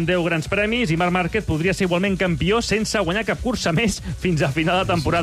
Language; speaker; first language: Catalan; native; Catalan